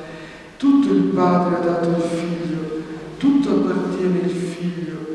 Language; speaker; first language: Italian; native; Italian